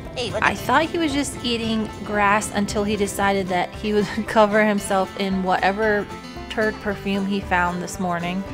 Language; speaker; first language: English; native; English